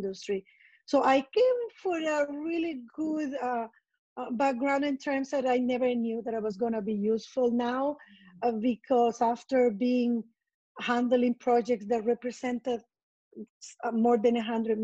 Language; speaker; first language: English; non-native, fluent; Spanish